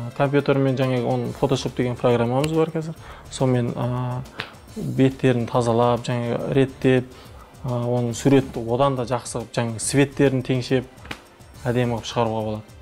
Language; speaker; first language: Kazakh; early bilingual, heritage; Kazakh